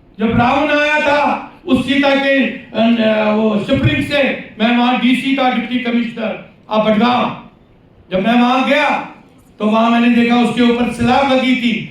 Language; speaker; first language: Urdu; non-native, local second language; Kashmiri